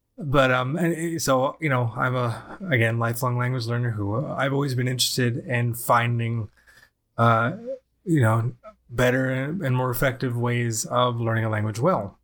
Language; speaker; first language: English; native; English